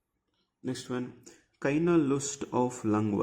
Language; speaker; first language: German; non-native, fluent; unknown